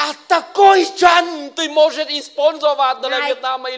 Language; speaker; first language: Russian; non-native, learner; Vietnamese